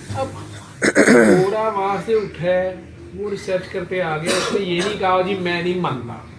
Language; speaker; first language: Urdu; non-native, local second language; Punjabi